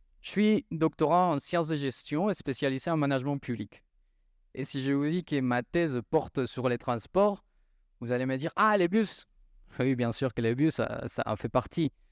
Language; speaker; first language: French; non-native, fluent; Spanish